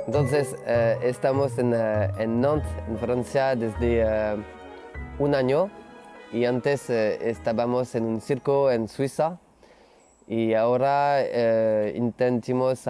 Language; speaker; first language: Spanish; non-native, learner; French